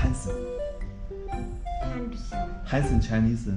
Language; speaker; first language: English; non-native, learner; Chinese